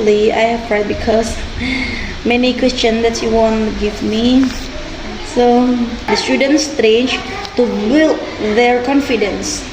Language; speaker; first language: English; non-native, fluent; Indonesian